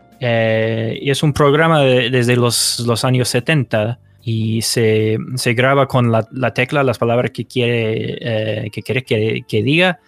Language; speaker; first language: Spanish; non-native, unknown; English